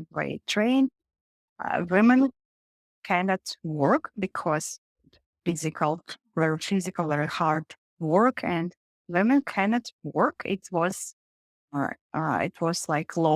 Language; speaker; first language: English; non-native, learner; Russian